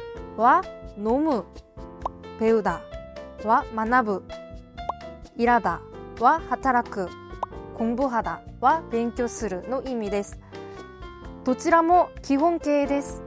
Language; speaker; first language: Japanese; non-native, fluent; Korean